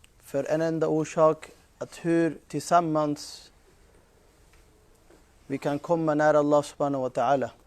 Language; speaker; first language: Swedish; non-native, fluent; Urdu